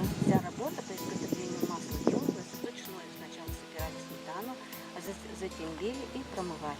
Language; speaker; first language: Russian; native; Russian